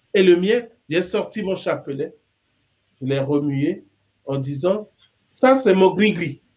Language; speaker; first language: French; non-native, local second language; Sango